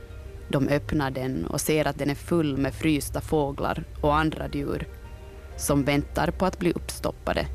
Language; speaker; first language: Swedish; native; Swedish